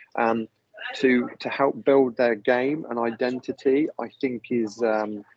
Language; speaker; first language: English; native; English